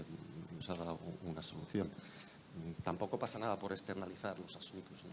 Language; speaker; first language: Spanish; native; Spanish